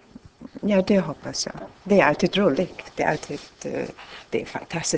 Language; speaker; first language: Swedish; non-native, fluent; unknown